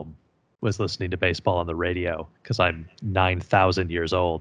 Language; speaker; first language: English; native; English